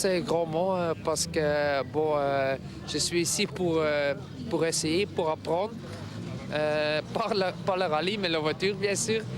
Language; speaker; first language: French; non-native, local second language; Dutch